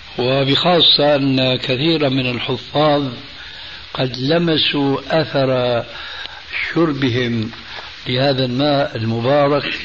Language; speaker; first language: Arabic; early bilingual, other home language; Albanian